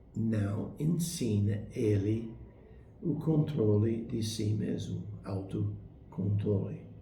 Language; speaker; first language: Portuguese; non-native, fluent; English